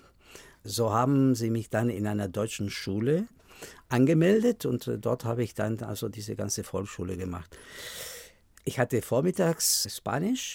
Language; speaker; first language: German; non-native, fluent; Spanish